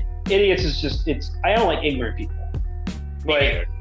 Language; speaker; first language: English; native; English